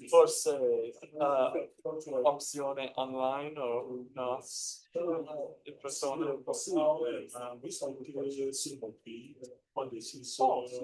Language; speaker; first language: Italian; non-native, learner; English